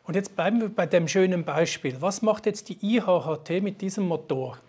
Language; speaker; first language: German; native; German